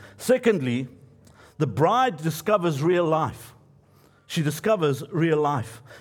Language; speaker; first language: English; native; English